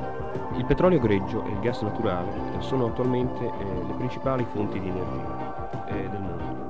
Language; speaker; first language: Italian; native; Italian